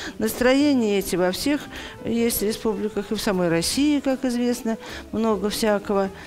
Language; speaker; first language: Russian; native; Russian